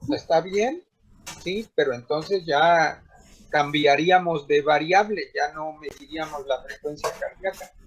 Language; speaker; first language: Spanish; native; Spanish